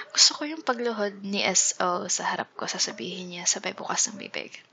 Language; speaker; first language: Filipino; non-native, learner; English